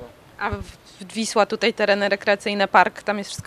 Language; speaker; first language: Polish; native; Polish